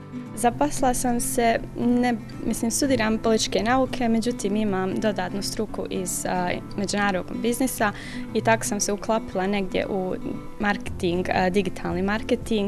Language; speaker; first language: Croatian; early bilingual, heritage; Bosnian